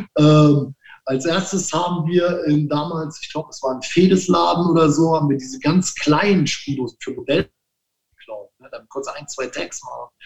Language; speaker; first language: German; early bilingual, other home language; Italian